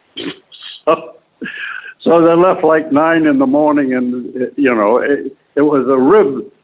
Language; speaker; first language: English; native; English